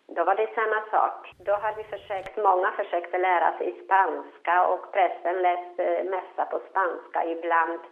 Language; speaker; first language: Swedish; non-native, fluent; Polish